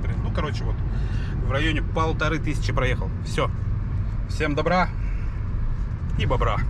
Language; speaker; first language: Russian; native; Russian